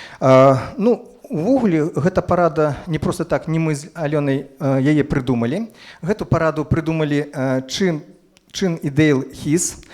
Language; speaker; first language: Belarusian; non-native, local second language; Russian